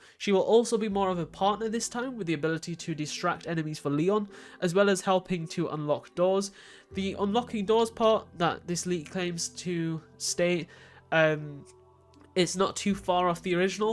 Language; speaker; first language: English; native; English